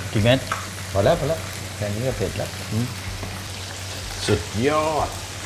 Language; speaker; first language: Thai; native; Thai